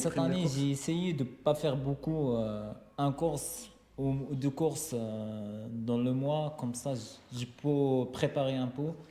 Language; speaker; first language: French; non-native, learner; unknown